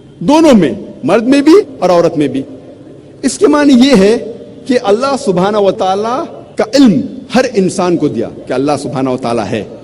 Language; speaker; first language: Urdu; non-native, local second language; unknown